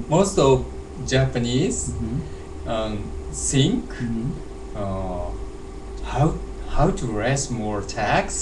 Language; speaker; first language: English; non-native, learner; Japanese